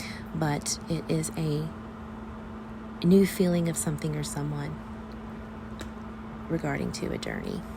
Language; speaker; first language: English; native; English